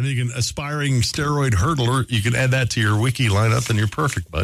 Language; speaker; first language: English; native; English